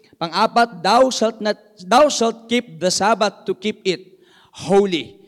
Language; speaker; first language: English; non-native, local second language; Filipino